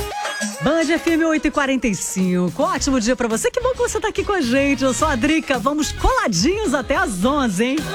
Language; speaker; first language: Portuguese; native; Portuguese